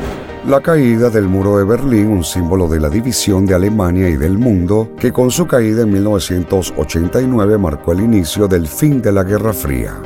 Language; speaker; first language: Spanish; native; Spanish